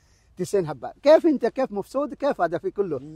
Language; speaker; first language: Arabic; non-native, learner; Bangla